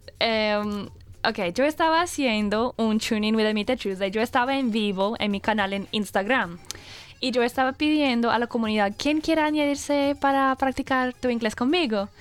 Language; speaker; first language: Spanish; non-native, fluent; English